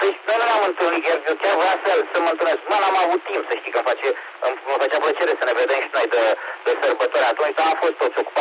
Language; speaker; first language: Romanian; native; Romanian